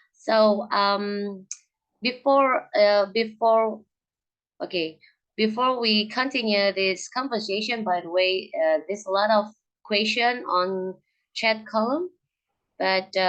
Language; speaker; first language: English; non-native, learner; Indonesian